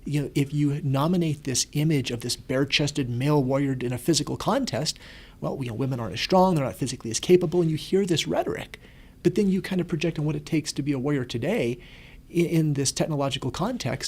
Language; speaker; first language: English; native; English